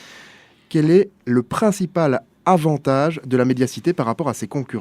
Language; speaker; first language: French; native; French